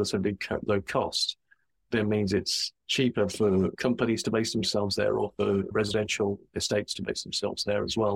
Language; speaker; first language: English; native; English